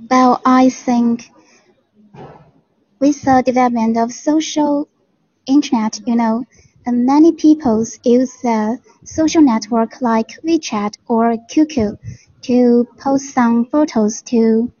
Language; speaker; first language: English; non-native, learner; Chinese